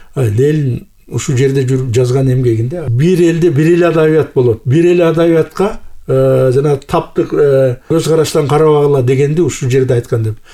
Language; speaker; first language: Kyrgyz; native; Kyrgyz